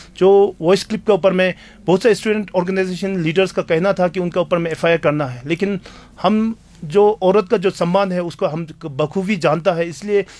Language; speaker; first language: Hindi; non-native, local second language; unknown